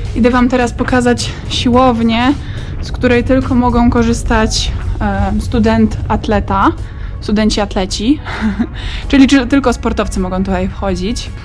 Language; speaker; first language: Polish; native; Polish